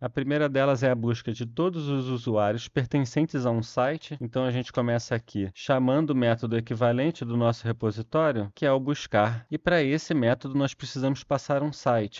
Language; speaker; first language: Portuguese; native; Portuguese